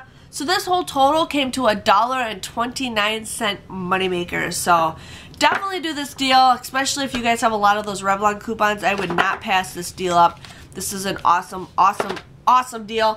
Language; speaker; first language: English; native; English